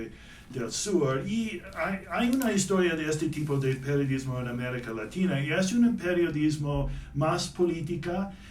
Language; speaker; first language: Spanish; non-native, fluent; English